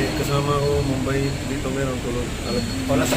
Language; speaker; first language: Filipino; non-native, learner; Punjabi